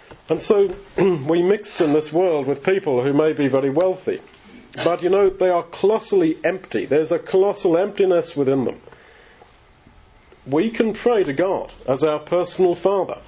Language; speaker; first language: English; native; English